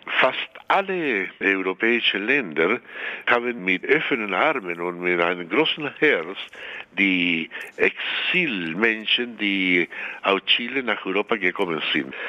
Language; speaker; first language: German; non-native, fluent; Spanish